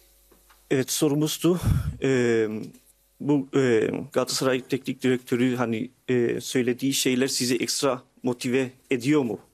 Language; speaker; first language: Turkish; early bilingual, heritage; Turkish